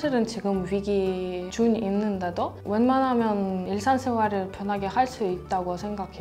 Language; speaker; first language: Korean; non-native, fluent; Russian